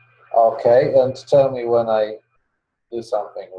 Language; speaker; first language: English; non-native, learner; Polish